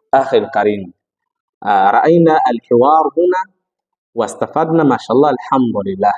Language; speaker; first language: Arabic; non-native, fluent; Swahili